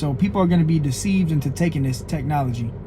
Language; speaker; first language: English; native; English